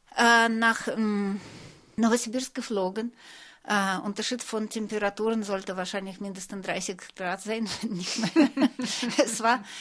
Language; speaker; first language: German; non-native, fluent; Russian